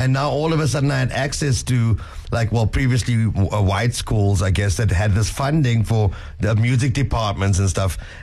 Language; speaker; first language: English; native; English